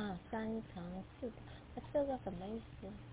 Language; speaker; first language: Chinese; non-native, learner; Korean